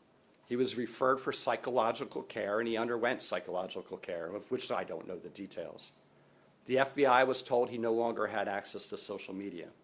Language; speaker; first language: English; native; English